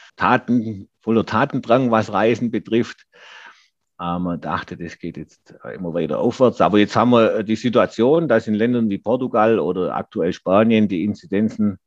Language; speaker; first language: German; native; German